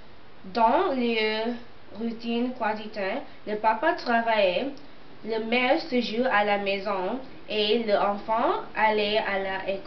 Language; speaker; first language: French; non-native, learner; English